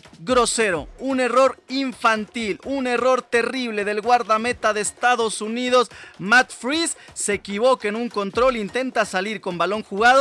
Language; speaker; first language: Spanish; native; Spanish